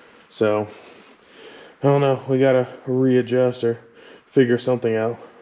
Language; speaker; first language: English; native; English